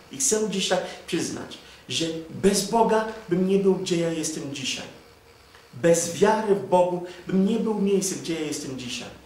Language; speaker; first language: Polish; non-native, fluent; Igbo